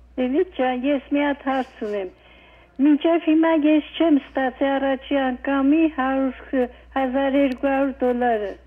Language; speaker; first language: Armenian; native; Armenian